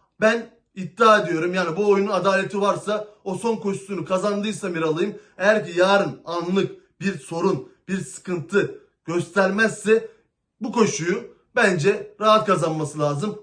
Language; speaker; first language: Turkish; native; Turkish